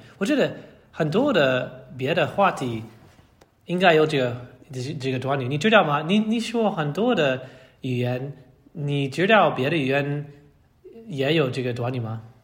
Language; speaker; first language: Chinese; non-native, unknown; English